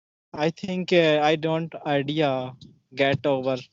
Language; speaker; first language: English; non-native, learner; Hindi